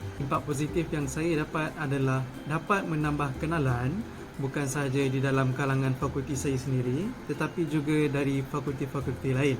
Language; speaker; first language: Malay; native; Malay